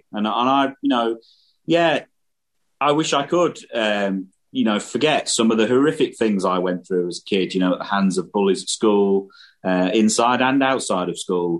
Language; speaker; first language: English; native; English